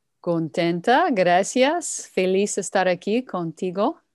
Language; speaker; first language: Spanish; non-native, fluent; English